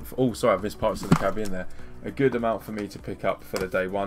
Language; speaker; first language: English; native; English